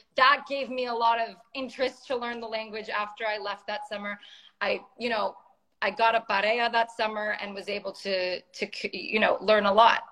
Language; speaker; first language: English; native; English